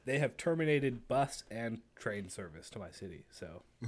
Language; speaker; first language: English; native; English